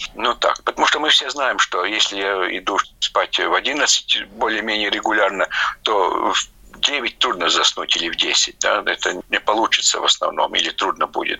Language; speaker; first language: Russian; non-native, local second language; Latvian